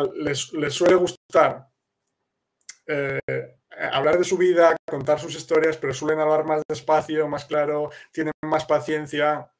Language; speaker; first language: Spanish; native; Spanish